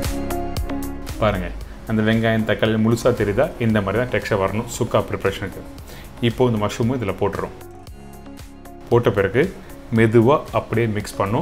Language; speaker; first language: Tamil; native; Tamil